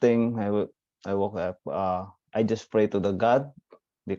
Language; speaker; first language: English; non-native, learner; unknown